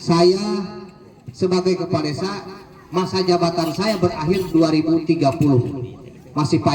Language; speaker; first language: Indonesian; non-native, local second language; Sundanese